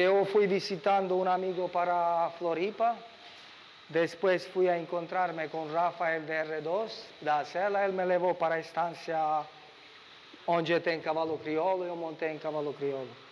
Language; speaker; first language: Portuguese; non-native, learner; Italian